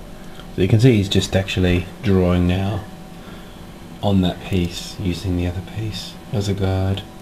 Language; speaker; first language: English; non-native, fluent; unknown